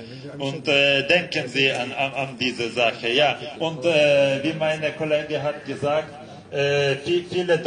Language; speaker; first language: German; non-native, fluent; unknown